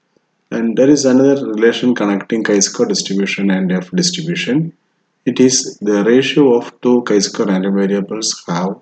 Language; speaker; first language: English; non-native, local second language; Malayalam